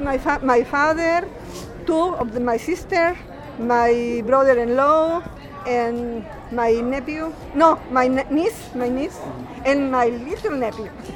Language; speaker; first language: English; non-native, learner; Spanish